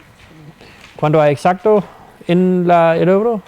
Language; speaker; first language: Spanish; non-native, fluent; Danish